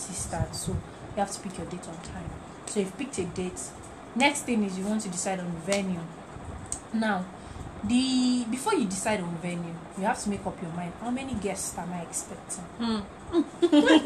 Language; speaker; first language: English; non-native, local second language; Yoruba